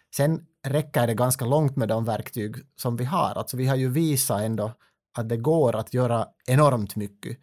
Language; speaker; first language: Swedish; native; Swedish